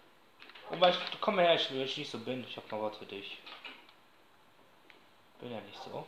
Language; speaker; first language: German; native; German